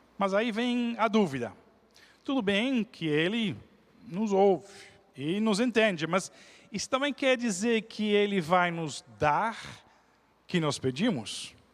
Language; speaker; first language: Portuguese; non-native, fluent; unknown